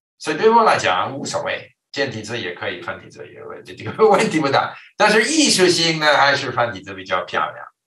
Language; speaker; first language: Chinese; non-native, fluent; English